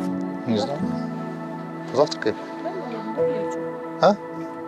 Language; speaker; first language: Russian; native; Russian